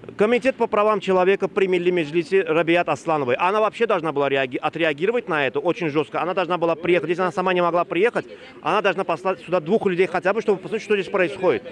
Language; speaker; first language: Russian; native; Russian